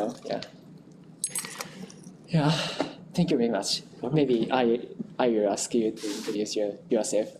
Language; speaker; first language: English; non-native, local second language; Japanese